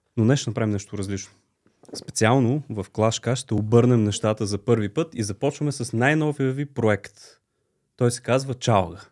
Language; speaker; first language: Bulgarian; native; Bulgarian